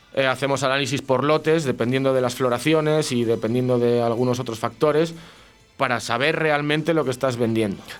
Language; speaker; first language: Spanish; native; Spanish